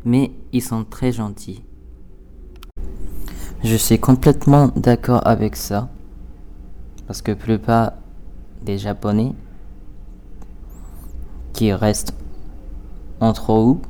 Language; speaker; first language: French; non-native, learner; Japanese